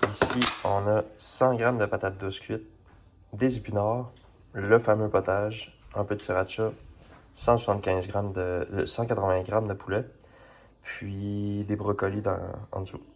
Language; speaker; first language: French; native; French